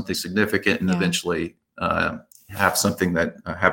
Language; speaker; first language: English; native; English